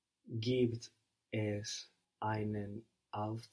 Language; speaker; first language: German; non-native, learner; English